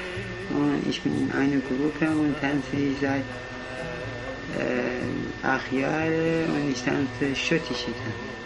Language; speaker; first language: German; non-native, fluent; Kurdish